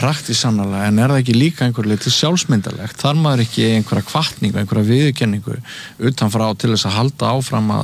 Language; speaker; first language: Icelandic; native; Icelandic